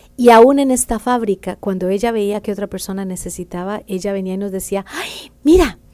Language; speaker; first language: Spanish; native; Spanish